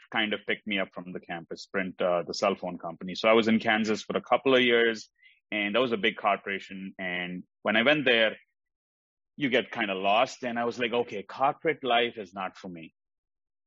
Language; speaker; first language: English; non-native, local second language; Tamil